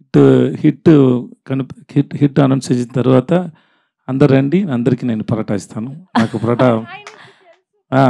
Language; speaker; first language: Telugu; non-native, learner; Tamil